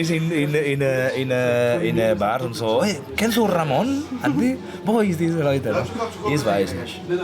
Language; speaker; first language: German; non-native, learner; Spanish